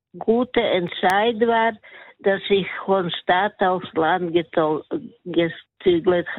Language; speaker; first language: German; non-native, fluent; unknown